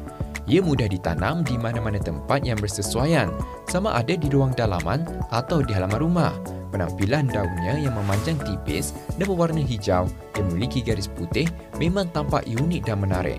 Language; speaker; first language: Malay; native; Malay